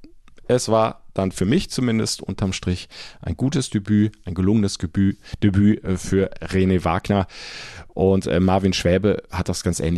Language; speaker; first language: German; native; German